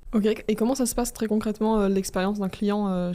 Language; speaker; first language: French; native; French